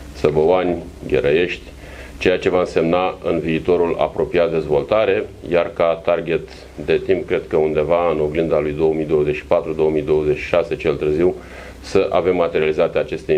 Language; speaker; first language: Romanian; native; Romanian